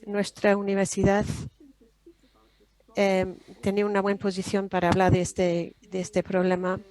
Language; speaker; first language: Spanish; non-native, fluent; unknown